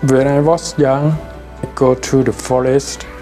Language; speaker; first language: English; non-native, learner; Thai